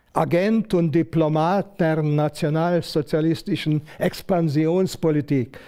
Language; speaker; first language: German; non-native, fluent; Hungarian